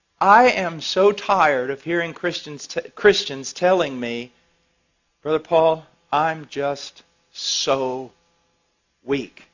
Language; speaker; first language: English; native; English